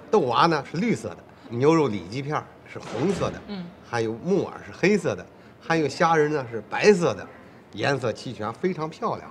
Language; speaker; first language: Chinese; native; Chinese